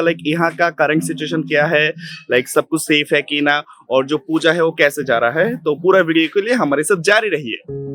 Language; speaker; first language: Hindi; non-native, learner; Bangla